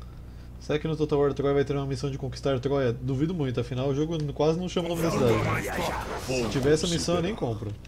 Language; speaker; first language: Portuguese; native; Portuguese